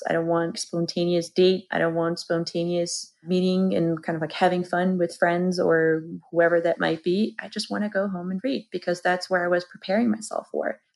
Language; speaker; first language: English; non-native, fluent; Georgian